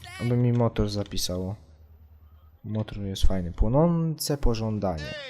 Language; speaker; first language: Polish; native; Polish